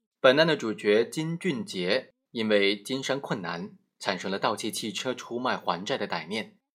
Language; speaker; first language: Chinese; native; Chinese